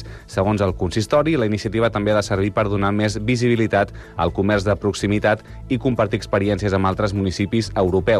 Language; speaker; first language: Catalan; native; Catalan